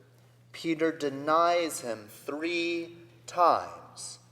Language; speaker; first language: English; native; English